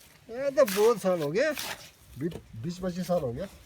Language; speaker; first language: Hindi; non-native, learner; Nepali